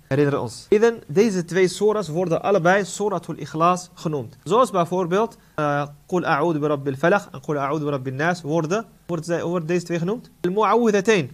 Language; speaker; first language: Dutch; non-native, fluent; Arabic